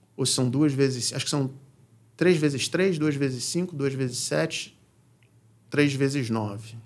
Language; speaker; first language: Portuguese; native; Portuguese